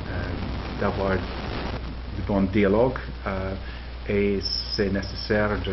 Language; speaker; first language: French; non-native, fluent; English